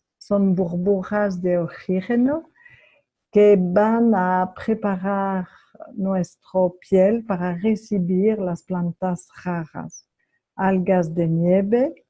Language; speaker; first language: Spanish; non-native, fluent; French